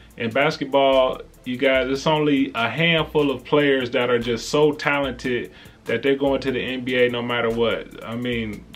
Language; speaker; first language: English; native; English